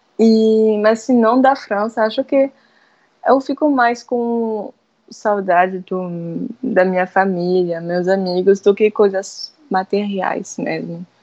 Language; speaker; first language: Portuguese; non-native, fluent; French